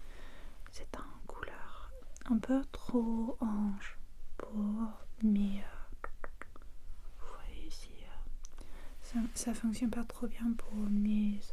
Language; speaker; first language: French; non-native, learner; English